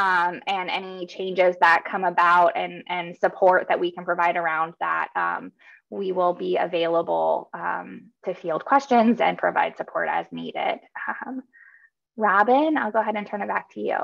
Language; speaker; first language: English; native; English